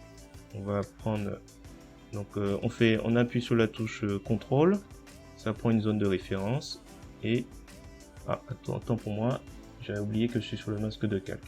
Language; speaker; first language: French; native; French